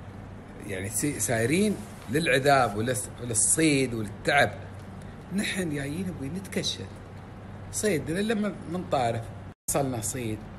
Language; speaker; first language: Arabic; native; Arabic